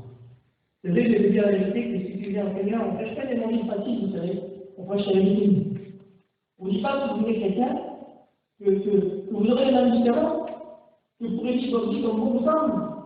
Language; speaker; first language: French; native; French